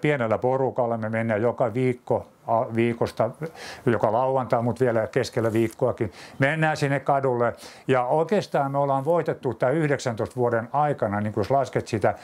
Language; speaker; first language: Finnish; native; Finnish